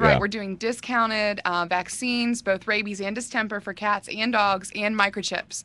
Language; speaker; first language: English; native; English